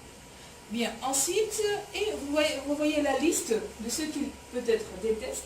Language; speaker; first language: French; non-native, fluent; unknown